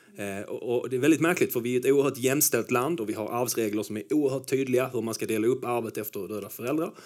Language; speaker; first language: Swedish; native; Swedish